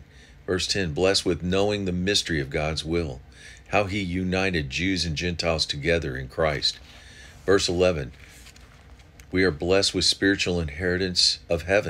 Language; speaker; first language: English; native; English